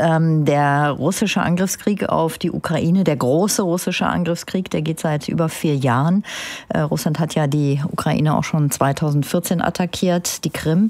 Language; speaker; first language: German; native; German